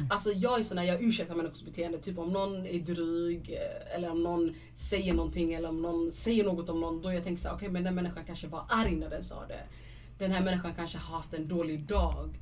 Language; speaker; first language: Swedish; early bilingual, other home language; Somali